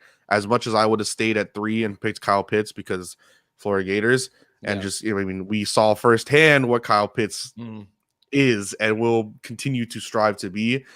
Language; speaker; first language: English; native; English